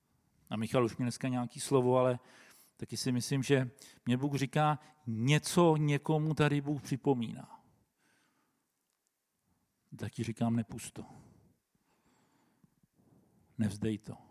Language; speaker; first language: Czech; native; Czech